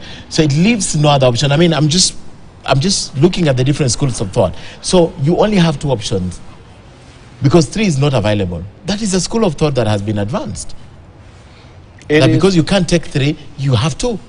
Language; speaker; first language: English; non-native, local second language; Swahili